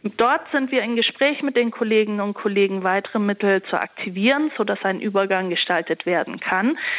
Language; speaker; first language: German; early bilingual, other home language; Turkish